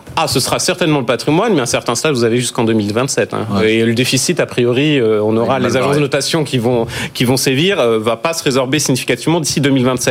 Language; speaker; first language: French; native; French